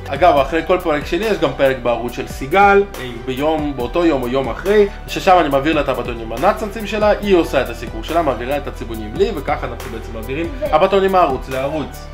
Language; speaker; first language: Hebrew; native; Hebrew